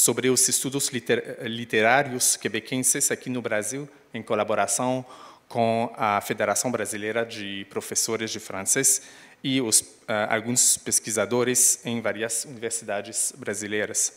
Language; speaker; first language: Portuguese; non-native, fluent; French